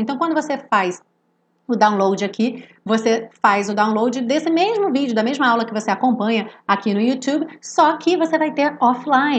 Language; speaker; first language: Portuguese; native; Portuguese